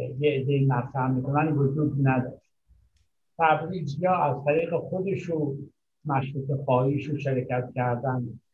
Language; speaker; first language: Persian; native; Persian